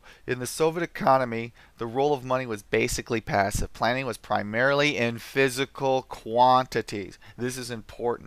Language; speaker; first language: English; native; English